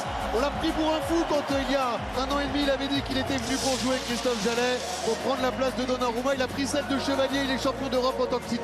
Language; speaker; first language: French; native; French